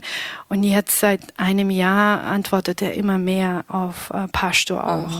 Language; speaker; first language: German; early bilingual, other home language; Pashto